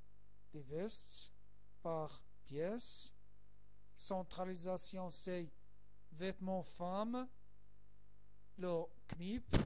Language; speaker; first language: French; non-native, local second language; Arabic